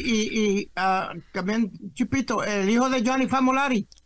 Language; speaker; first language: Spanish; native; Spanish